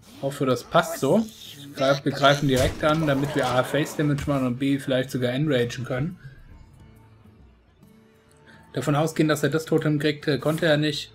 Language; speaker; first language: German; native; German